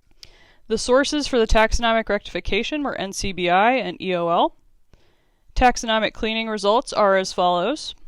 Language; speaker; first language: English; native; English